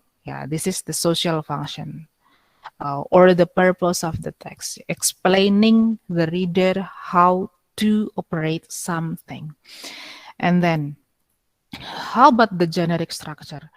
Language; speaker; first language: English; non-native, fluent; Indonesian